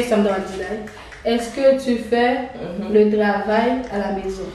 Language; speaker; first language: French; non-native, learner; Haitian Creole